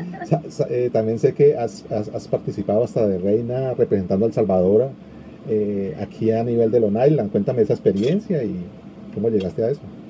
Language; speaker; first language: Spanish; native; Spanish